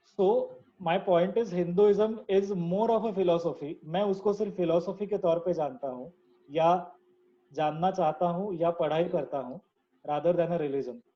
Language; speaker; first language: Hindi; non-native, local second language; Marathi